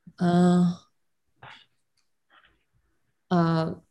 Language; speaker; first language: French; non-native, learner; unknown